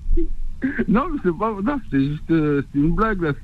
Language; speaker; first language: French; non-native, local second language; Arabic